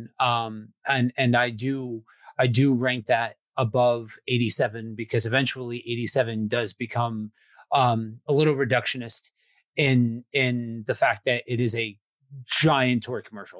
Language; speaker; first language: English; native; English